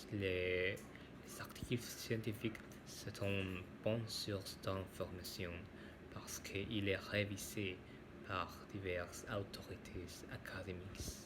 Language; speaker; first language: French; non-native, learner; Spanish